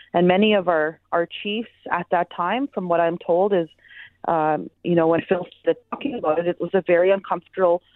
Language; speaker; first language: English; native; English